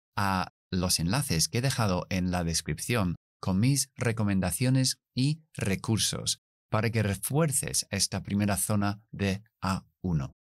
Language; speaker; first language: Spanish; non-native, fluent; English